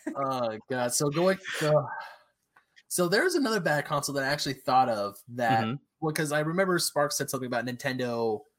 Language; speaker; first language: English; native; English